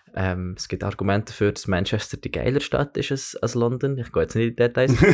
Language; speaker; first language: German; native; German